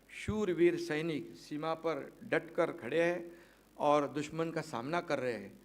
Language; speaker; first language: Hindi; non-native, local second language; Marathi